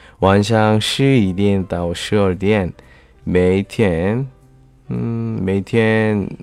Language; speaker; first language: Chinese; non-native, learner; Korean